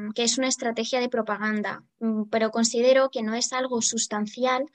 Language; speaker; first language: Spanish; non-native, fluent; Ukrainian